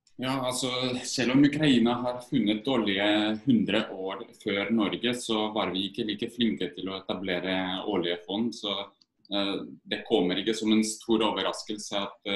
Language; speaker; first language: Norwegian; non-native, fluent; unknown